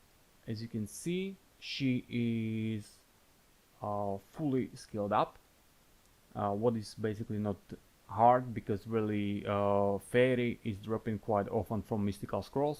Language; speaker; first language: English; non-native, fluent; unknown